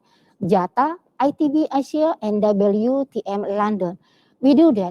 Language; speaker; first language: English; non-native, learner; Indonesian